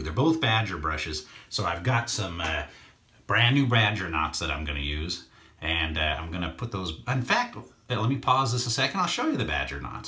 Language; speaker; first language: English; native; English